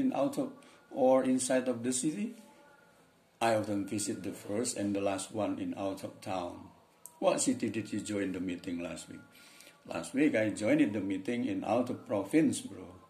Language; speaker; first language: English; non-native, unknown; Indonesian